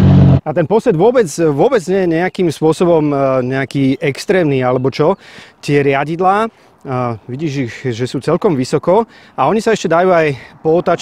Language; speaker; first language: Slovak; native; Slovak